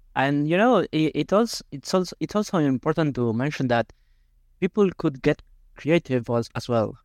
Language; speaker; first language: English; non-native, fluent; Spanish